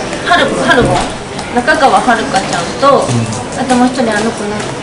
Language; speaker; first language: Japanese; native; Japanese